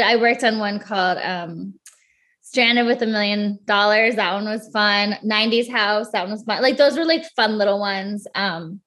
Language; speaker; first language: English; native; English